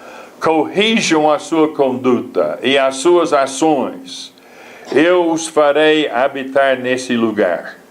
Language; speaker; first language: Portuguese; non-native, fluent; English